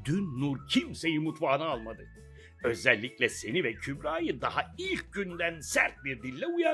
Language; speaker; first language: Turkish; native; Turkish